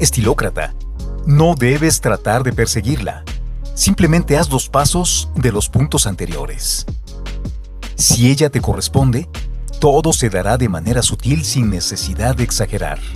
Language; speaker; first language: Spanish; native; Spanish